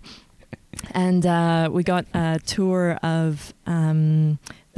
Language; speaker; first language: English; native; English